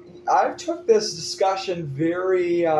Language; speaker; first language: English; native; English